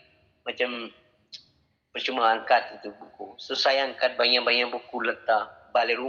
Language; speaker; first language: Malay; non-native, learner; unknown